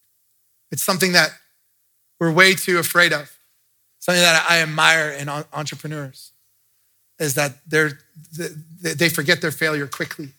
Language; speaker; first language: English; native; English